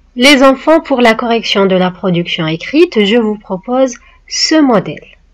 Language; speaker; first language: French; non-native, local second language; Arabic